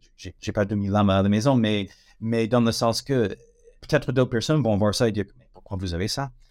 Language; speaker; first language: French; non-native, fluent; English